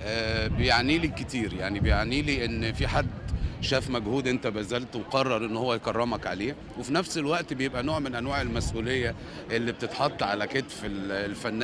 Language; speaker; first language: Arabic; native; Arabic